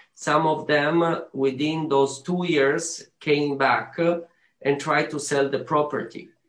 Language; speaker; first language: English; non-native, learner; Arabic